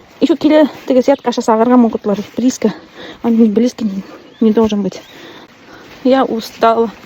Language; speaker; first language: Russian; non-native, local second language; Bashkir